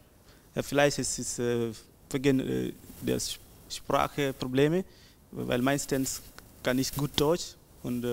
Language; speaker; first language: German; non-native, learner; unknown